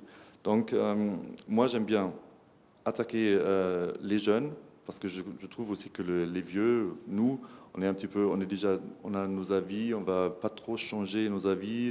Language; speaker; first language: French; non-native, fluent; German